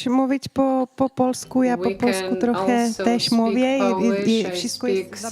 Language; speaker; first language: Polish; non-native, learner; Czech